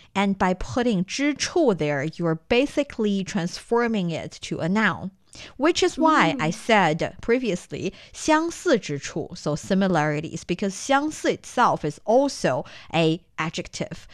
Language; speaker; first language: English; non-native, fluent; Chinese